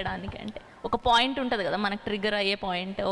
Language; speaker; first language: Telugu; native; Telugu